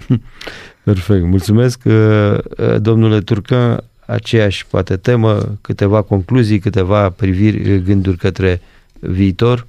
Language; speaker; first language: Romanian; native; Romanian